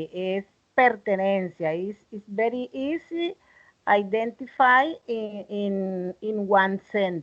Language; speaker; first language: English; non-native, learner; Spanish